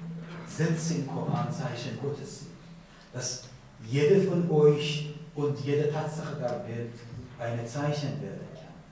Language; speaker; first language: German; non-native, learner; Persian